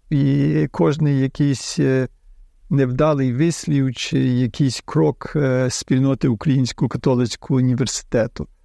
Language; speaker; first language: Ukrainian; early bilingual, heritage; Ukrainian